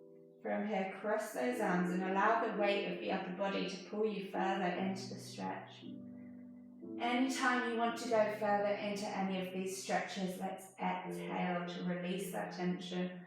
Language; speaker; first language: English; native; English